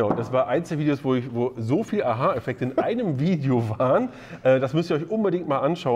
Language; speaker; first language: German; native; German